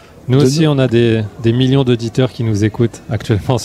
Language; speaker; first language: French; native; French